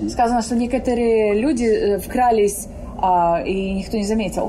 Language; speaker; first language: Russian; native; Russian